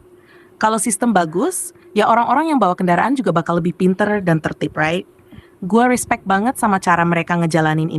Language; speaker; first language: Indonesian; native; Indonesian